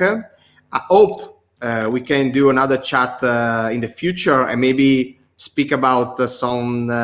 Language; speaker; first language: English; non-native, learner; Italian